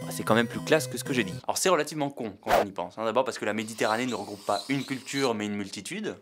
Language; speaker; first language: French; native; French